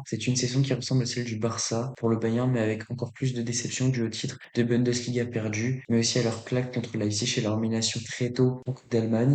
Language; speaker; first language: French; native; French